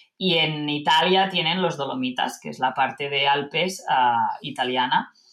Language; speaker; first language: Spanish; non-native, local second language; Catalan